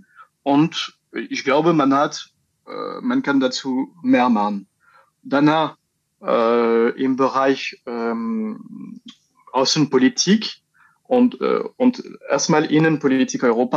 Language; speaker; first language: German; non-native, learner; French